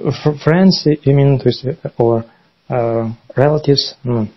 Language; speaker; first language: English; non-native, learner; Russian